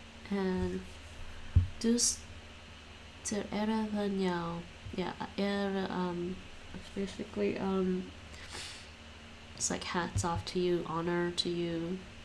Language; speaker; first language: English; native; English